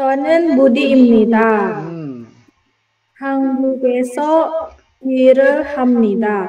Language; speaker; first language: Korean; non-native, learner; Indonesian